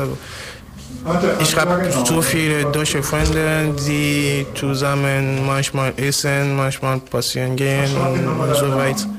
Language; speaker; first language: German; non-native, fluent; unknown